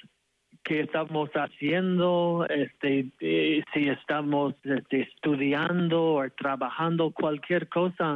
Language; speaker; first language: Spanish; non-native, fluent; English